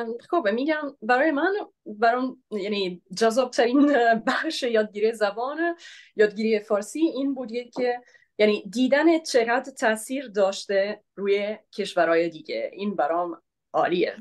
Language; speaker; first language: Persian; non-native, fluent; Italian